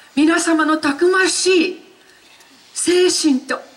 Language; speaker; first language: Japanese; native; Japanese